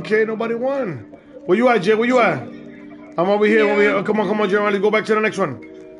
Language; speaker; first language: English; early bilingual, other home language; Spanish